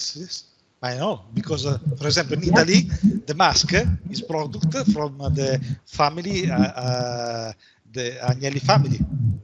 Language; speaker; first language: English; non-native, learner; Italian